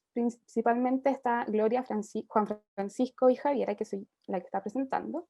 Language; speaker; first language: Spanish; native; Spanish